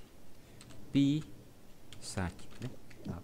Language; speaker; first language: Russian; non-native, fluent; Vietnamese